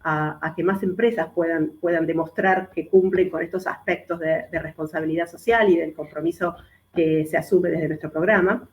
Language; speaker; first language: Spanish; native; Spanish